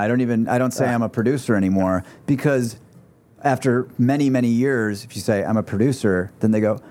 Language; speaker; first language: English; native; English